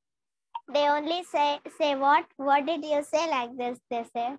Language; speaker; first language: English; non-native, learner; Hindi